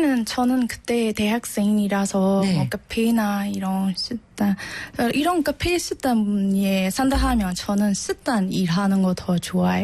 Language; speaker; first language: Korean; non-native, learner; Burmese